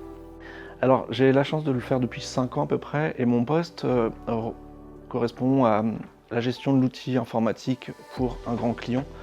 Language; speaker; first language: French; native; French